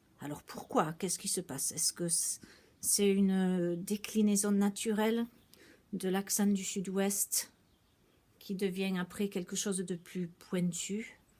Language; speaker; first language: French; native; French